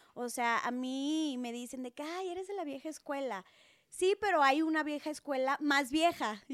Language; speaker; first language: Spanish; native; Spanish